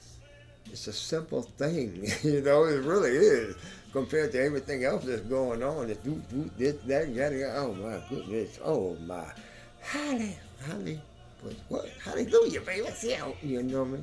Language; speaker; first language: English; native; English